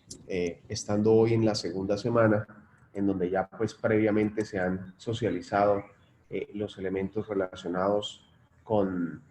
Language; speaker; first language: Spanish; native; Spanish